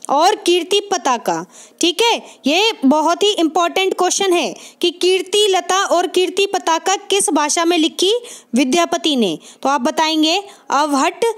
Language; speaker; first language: Hindi; native; Hindi